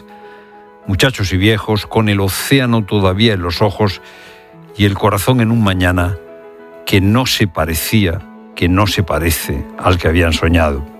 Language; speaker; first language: Spanish; native; Spanish